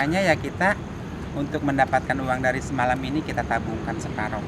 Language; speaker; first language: Indonesian; native; Indonesian